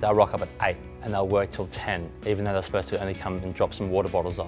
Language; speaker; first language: English; native; English